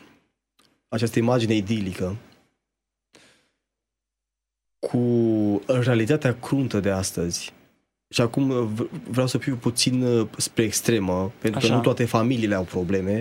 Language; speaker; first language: Romanian; native; Romanian